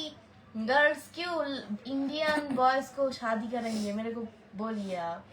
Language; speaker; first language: Hindi; non-native, learner; Bangla